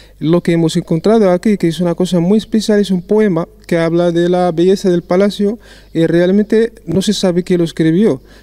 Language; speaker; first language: Spanish; non-native, fluent; Arabic